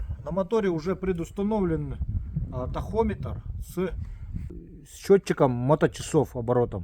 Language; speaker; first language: Russian; native; Russian